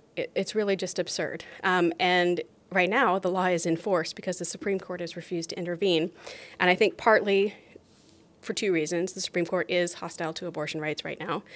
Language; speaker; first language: English; native; English